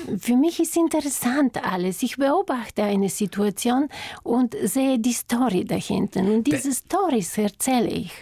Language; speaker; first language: German; non-native, fluent; Bulgarian